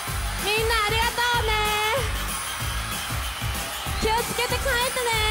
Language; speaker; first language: Japanese; non-native, fluent; Korean